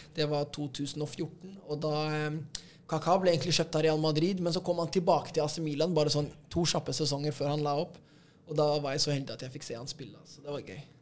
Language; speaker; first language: Norwegian; native; Norwegian